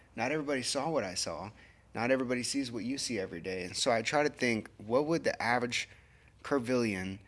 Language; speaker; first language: English; native; English